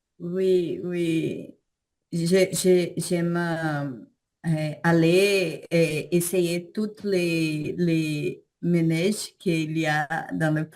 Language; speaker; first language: French; non-native, learner; Portuguese